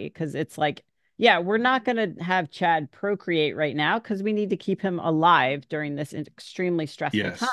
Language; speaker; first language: English; native; English